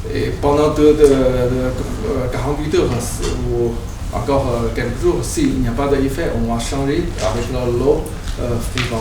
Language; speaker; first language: French; non-native, learner; Chinese